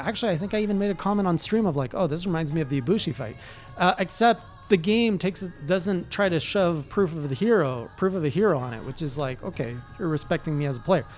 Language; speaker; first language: English; native; English